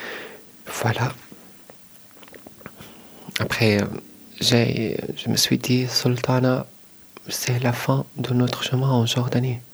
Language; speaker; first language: French; non-native, learner; Arabic